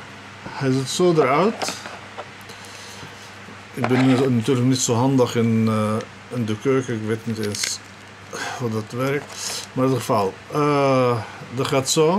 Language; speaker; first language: Dutch; non-native, learner; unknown